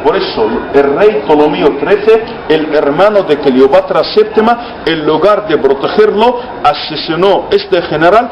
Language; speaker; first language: Spanish; non-native, fluent; Arabic